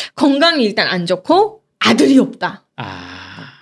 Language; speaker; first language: Korean; native; Korean